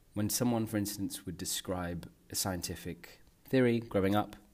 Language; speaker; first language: English; native; English